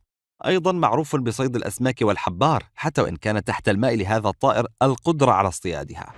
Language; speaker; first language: Arabic; native; Arabic